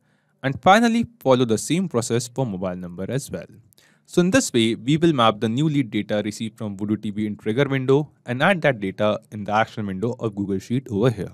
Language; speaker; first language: English; non-native, local second language; Hindi